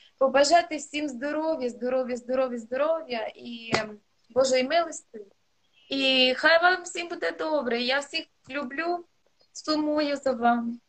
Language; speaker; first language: Ukrainian; non-native, local second language; Russian